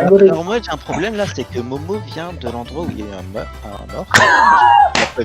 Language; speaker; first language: French; native; French